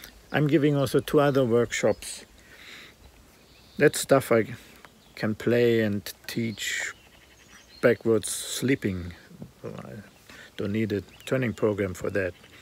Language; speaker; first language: English; non-native, fluent; German